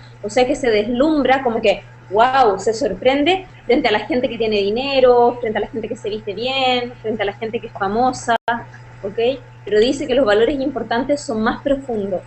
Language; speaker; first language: Spanish; native; Spanish